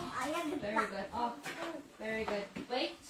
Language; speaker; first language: English; non-native, fluent; Korean